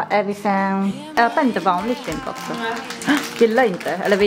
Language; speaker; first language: Swedish; non-native, learner; Japanese